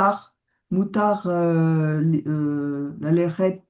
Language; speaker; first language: Hebrew; non-native, learner; French